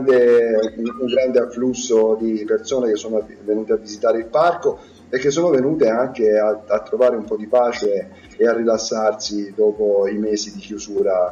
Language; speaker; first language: Italian; native; Italian